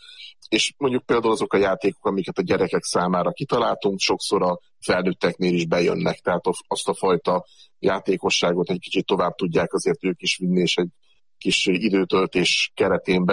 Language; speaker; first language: Hungarian; native; Hungarian